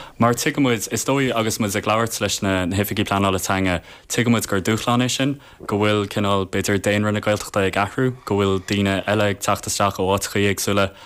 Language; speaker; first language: Irish; non-native, local second language; English